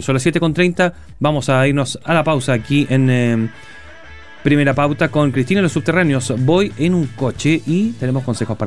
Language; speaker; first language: Spanish; native; Spanish